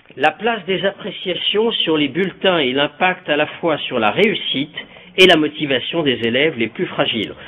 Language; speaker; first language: French; native; French